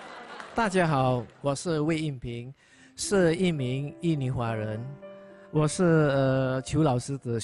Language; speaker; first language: Chinese; non-native, fluent; Indonesian